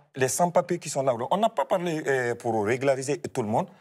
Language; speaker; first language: French; non-native, local second language; Fula